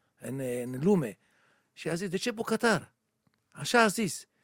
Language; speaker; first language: Romanian; non-native, learner; Hebrew